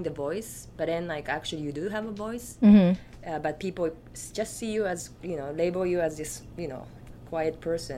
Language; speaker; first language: English; non-native, fluent; Japanese